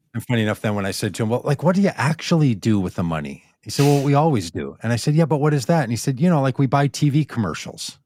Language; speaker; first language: English; native; English